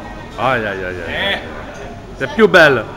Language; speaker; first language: Italian; non-native, learner; Dutch